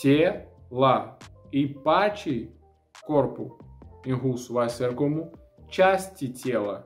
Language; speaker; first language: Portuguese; non-native, learner; Russian